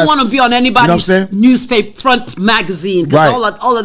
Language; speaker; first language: English; native; English